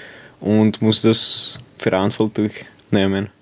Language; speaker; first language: German; non-native, local second language; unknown